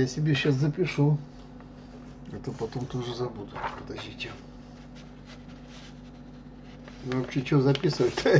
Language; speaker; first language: Russian; native; Russian